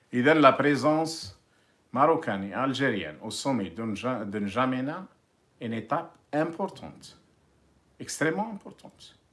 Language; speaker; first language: French; non-native, local second language; Arabic